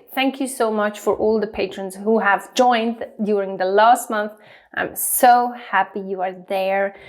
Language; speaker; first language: English; non-native, fluent; German